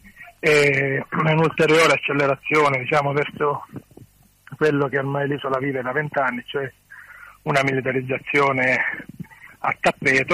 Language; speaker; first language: Italian; native; Italian